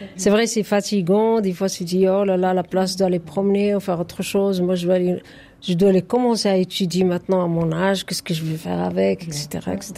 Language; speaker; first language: French; non-native, fluent; Arabic